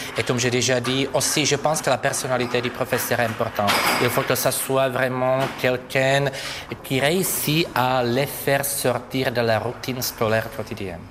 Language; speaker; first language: French; non-native, fluent; Czech